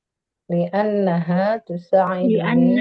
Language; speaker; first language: Arabic; non-native, learner; Indonesian